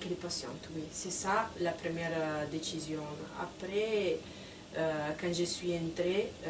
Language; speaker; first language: French; non-native, fluent; Italian